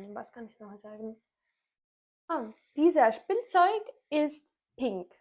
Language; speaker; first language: German; non-native, fluent; Ukrainian